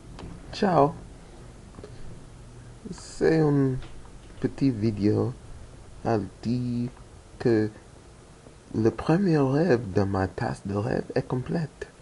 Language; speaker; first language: French; non-native, learner; English